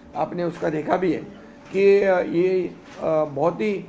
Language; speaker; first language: Hindi; non-native, local second language; Marathi